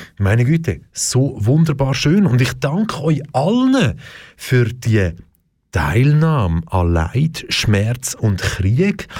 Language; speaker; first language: German; early bilingual, other home language; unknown